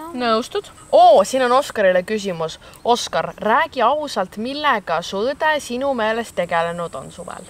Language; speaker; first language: Estonian; native; Estonian